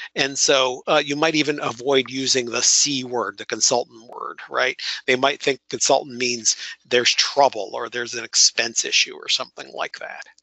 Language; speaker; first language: English; native; English